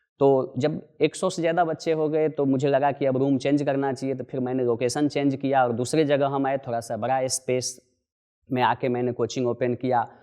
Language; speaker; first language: Hindi; non-native, local second language; Maithili